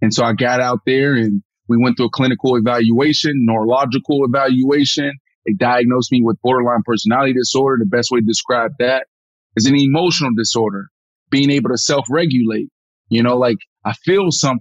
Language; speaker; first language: English; native; English